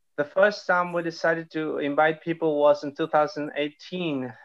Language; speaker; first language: English; non-native, fluent; Spanish